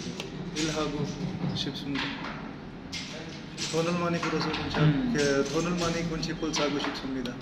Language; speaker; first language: Korean; non-native, learner; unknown